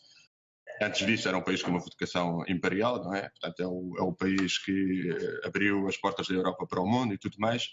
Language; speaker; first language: Portuguese; native; Portuguese